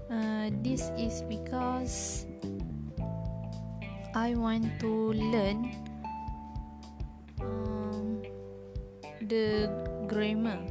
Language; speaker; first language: English; non-native, learner; Malay